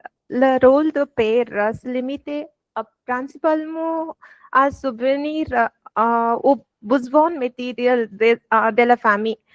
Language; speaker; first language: French; non-native, learner; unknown